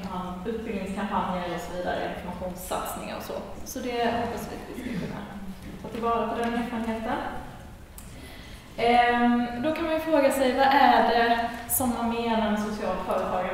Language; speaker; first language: Swedish; native; Swedish